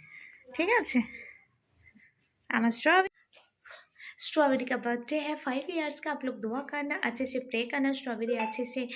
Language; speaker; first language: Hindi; non-native, local second language; Bangla